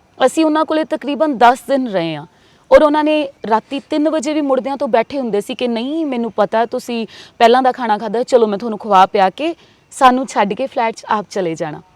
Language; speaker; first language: Punjabi; native; Punjabi